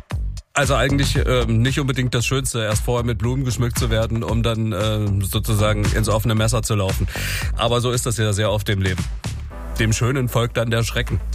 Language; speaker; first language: German; native; German